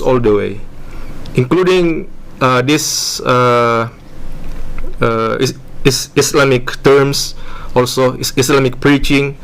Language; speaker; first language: English; non-native, learner; Indonesian